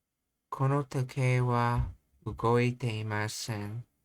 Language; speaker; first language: Japanese; non-native, learner; English